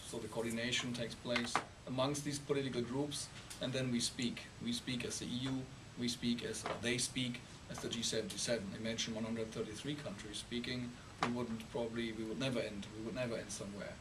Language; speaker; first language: English; non-native, fluent; German